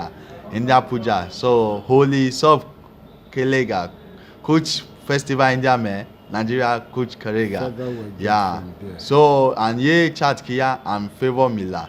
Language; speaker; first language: Hindi; non-native, learner; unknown